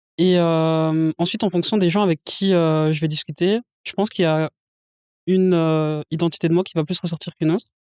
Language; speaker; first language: French; native; French